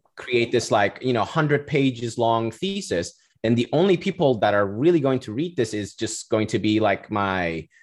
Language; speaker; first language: English; non-native, fluent; Turkish